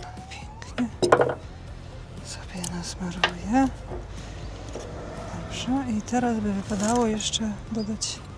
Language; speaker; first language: Polish; native; Polish